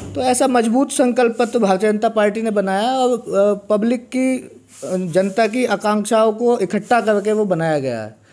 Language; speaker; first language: Hindi; native; Hindi